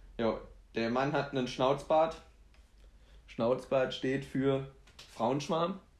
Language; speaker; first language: German; early bilingual, other home language; Polish